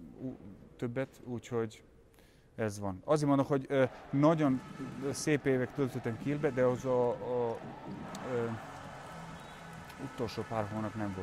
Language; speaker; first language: Hungarian; non-native, fluent; Serbian